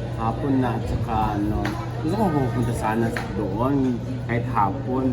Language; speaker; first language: Filipino; non-native, local second language; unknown